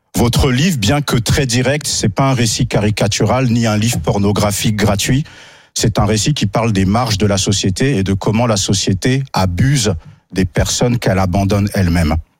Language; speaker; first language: French; native; French